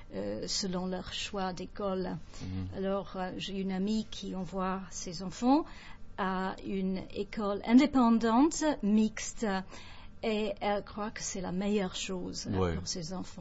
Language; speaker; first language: French; non-native, fluent; English